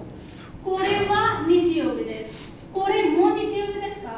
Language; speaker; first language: Japanese; non-native, fluent; Bangla